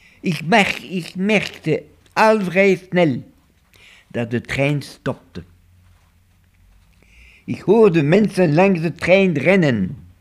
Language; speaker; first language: Dutch; non-native, local second language; French